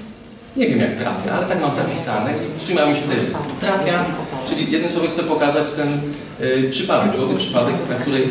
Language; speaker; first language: Polish; native; Polish